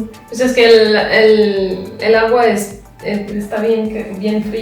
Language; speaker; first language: Spanish; non-native, fluent; French